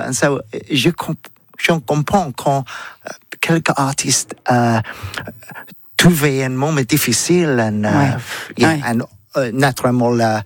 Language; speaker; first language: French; non-native, learner; English